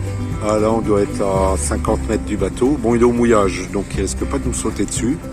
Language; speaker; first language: French; native; French